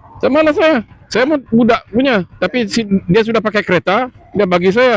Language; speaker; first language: Malay; native; Malay